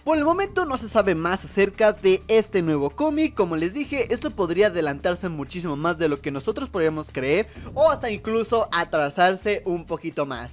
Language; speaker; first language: Spanish; native; Spanish